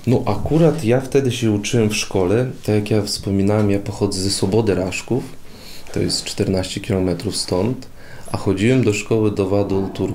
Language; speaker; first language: Polish; non-native, fluent; Russian